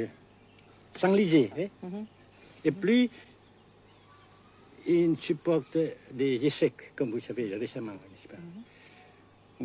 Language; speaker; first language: French; non-native, local second language; Vietnamese